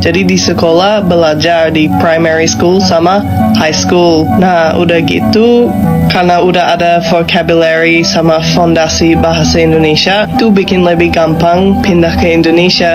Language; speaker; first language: Indonesian; non-native, fluent; English